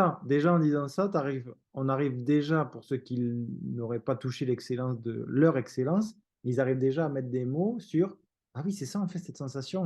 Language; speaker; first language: French; native; French